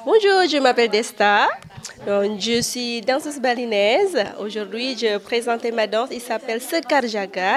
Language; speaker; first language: French; non-native, learner; Indonesian